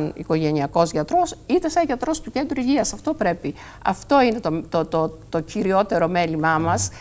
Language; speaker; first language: Greek; native; Greek